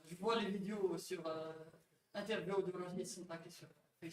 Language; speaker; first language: French; non-native, local second language; Arabic